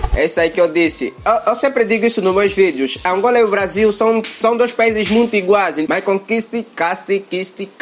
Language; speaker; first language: Portuguese; native; Portuguese